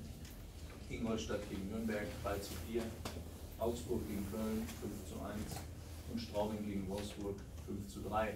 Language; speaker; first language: German; native; German